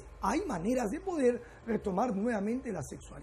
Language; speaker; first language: Spanish; native; Spanish